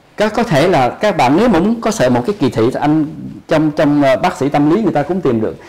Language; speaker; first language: Vietnamese; native; Vietnamese